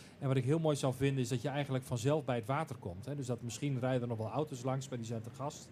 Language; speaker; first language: Dutch; native; Dutch